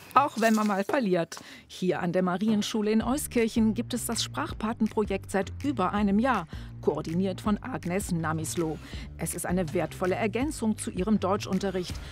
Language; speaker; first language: German; native; German